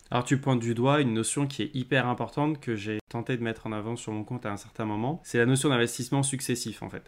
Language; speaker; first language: French; native; French